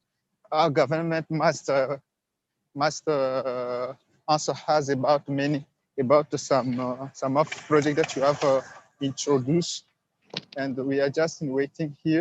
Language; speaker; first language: English; non-native, learner; Swahili